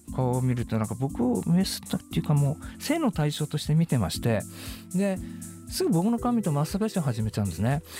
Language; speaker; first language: Japanese; native; Japanese